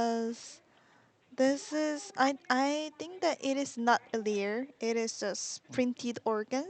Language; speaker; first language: English; non-native, learner; Korean